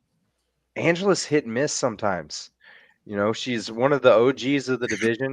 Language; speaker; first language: English; native; English